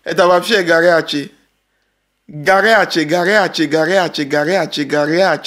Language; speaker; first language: Russian; non-native, learner; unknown